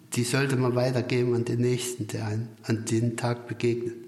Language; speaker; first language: German; native; German